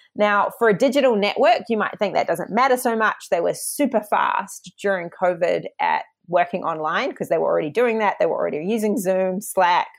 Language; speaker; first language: English; native; English